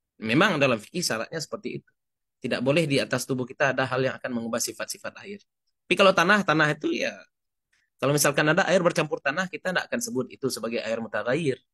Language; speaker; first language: Indonesian; non-native, local second language; Minangkabau